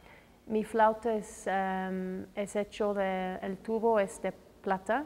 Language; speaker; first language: Spanish; non-native, fluent; English